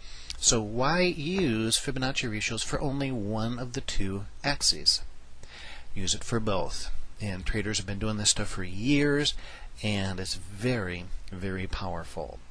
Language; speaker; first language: English; native; English